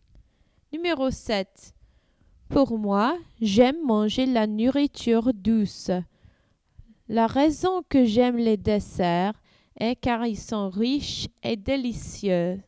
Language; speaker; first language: French; non-native, learner; English